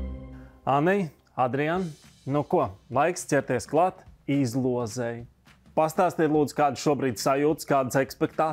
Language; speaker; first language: Latvian; native; Latvian